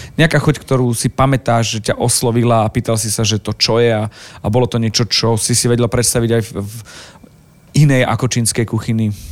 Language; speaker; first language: Slovak; native; Slovak